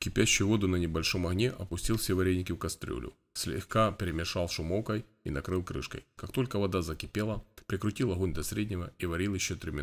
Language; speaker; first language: Russian; native; Russian